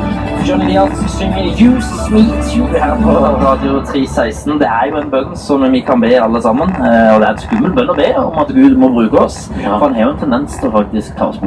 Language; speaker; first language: Norwegian; native; Norwegian